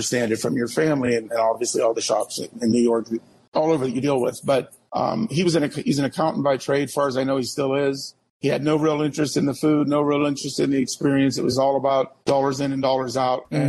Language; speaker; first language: English; native; English